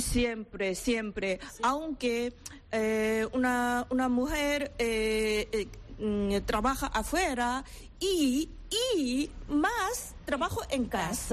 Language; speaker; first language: Spanish; non-native, learner; Korean